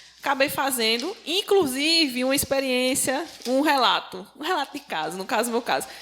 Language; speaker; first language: Portuguese; native; Portuguese